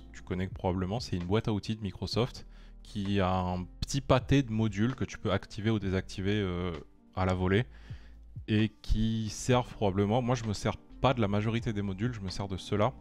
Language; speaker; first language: French; native; French